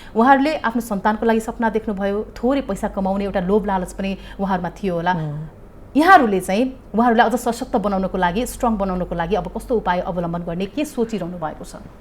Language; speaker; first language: Nepali; native; Nepali